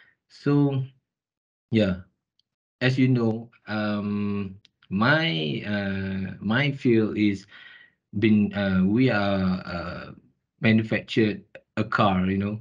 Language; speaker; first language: English; non-native, local second language; Malay